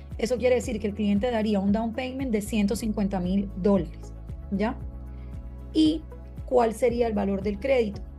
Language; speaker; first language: Spanish; native; Spanish